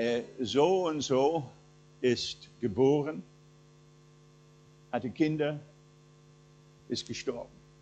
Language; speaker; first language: German; non-native, fluent; English